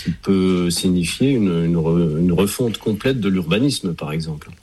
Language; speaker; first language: French; native; French